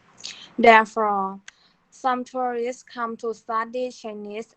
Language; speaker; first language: English; non-native, learner; Thai